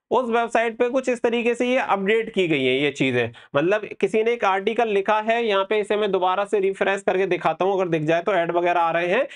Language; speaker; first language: Hindi; native; Hindi